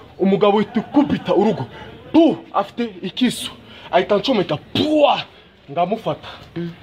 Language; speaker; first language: Kinyarwanda; non-native, fluent; Swahili